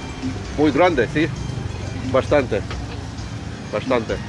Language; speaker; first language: Spanish; non-native, learner; English